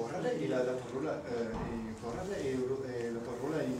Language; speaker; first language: Italian; non-native, learner; German